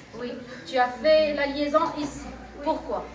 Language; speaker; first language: French; non-native, learner; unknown